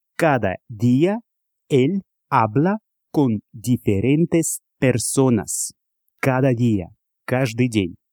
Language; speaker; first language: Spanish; non-native, fluent; Russian